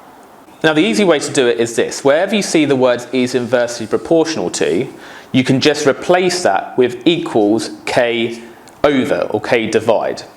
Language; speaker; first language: English; native; English